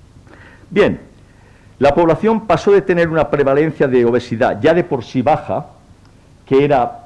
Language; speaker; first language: Spanish; native; Spanish